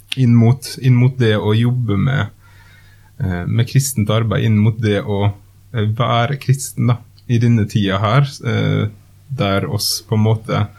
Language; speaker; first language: Norwegian; native; Norwegian